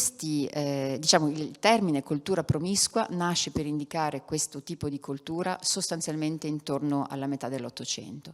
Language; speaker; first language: Italian; native; Italian